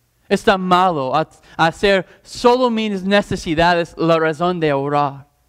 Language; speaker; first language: Spanish; non-native, fluent; English